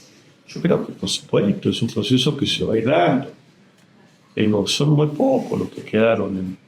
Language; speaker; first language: Spanish; native; Spanish